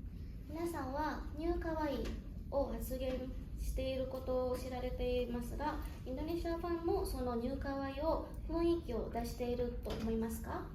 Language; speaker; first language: Japanese; non-native, fluent; Indonesian